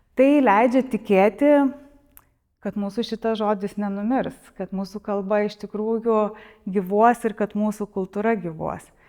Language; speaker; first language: Lithuanian; native; Lithuanian